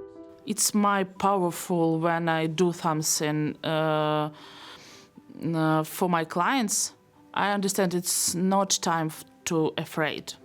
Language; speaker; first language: English; non-native, learner; Belarusian